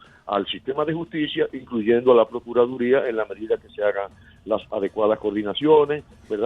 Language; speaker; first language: Spanish; native; Spanish